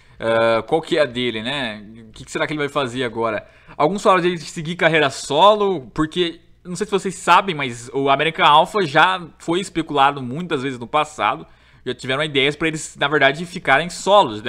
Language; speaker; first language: Portuguese; native; Portuguese